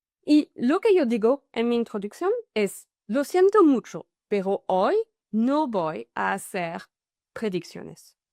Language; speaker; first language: Spanish; non-native, fluent; French